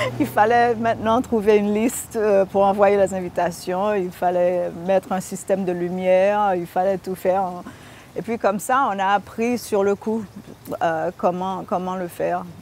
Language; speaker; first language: French; early bilingual, heritage; French